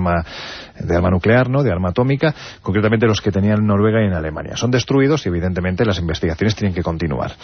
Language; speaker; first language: Spanish; native; Spanish